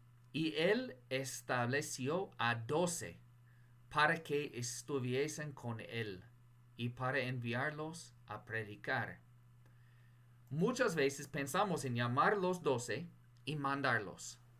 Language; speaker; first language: Spanish; non-native, fluent; English